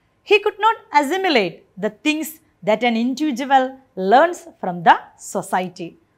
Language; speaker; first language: English; non-native, local second language; Malayalam